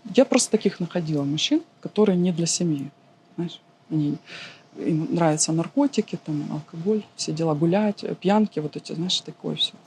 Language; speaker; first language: Russian; native; Russian